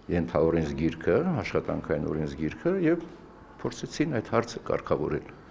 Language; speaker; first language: Armenian; native; Armenian